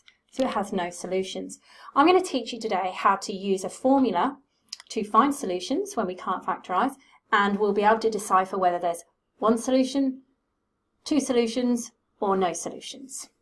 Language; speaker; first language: English; native; English